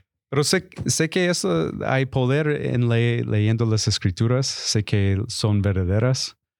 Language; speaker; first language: Spanish; non-native, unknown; English